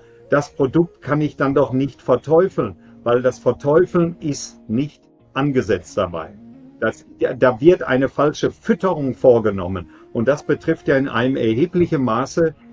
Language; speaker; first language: German; native; German